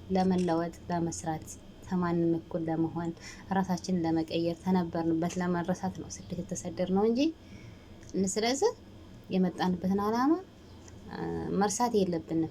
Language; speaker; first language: Amharic; native; Amharic